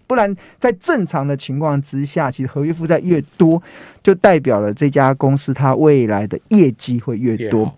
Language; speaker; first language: Chinese; native; Chinese